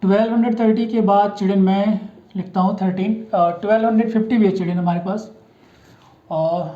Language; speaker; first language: Hindi; native; Hindi